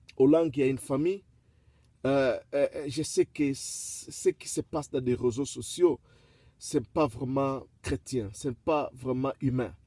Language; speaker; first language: French; non-native, local second language; Lingala